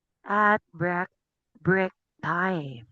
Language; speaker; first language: English; non-native, fluent; Filipino